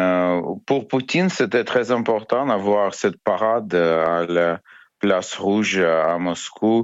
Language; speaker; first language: French; non-native, learner; Ukrainian